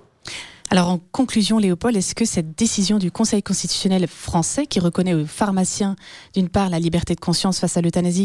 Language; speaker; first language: French; native; French